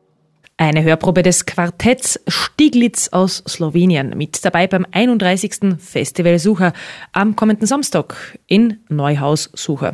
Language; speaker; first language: German; native; German